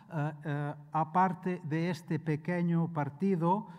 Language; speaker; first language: Spanish; non-native, local second language; Catalan